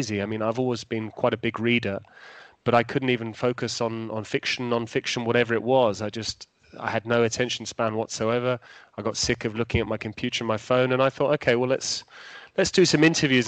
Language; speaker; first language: English; native; English